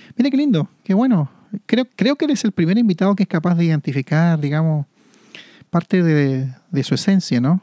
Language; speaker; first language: Spanish; native; Spanish